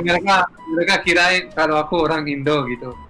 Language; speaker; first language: Indonesian; non-native, fluent; Hebrew